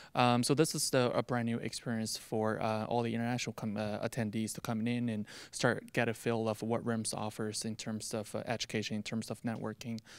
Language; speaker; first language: English; non-native, fluent; Chinese